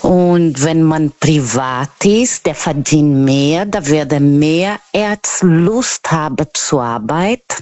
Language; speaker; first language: German; non-native, learner; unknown